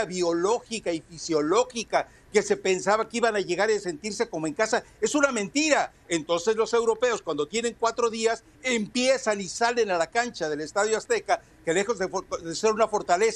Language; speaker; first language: Spanish; native; Spanish